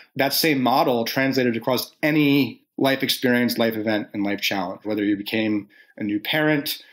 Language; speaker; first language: English; native; English